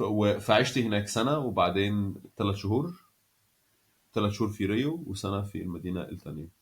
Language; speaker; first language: Arabic; native; Arabic